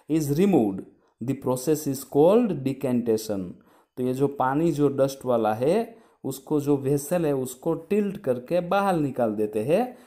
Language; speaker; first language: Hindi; non-native, local second language; Gujarati